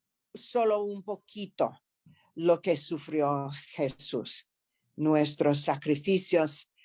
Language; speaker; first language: Spanish; non-native, fluent; English